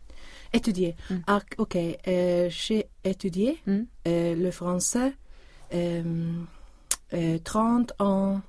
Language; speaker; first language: French; non-native, learner; Swedish